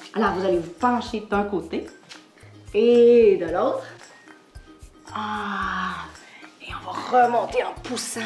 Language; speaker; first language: French; native; French